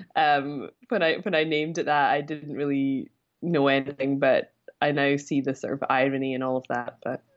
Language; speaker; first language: English; native; English